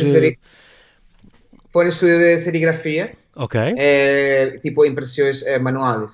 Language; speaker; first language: Portuguese; non-native, learner; Spanish